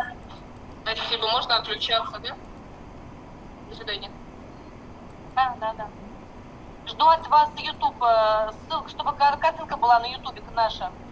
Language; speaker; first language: Russian; native; Russian